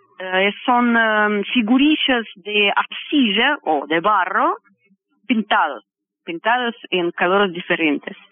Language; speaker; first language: Spanish; non-native, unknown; Russian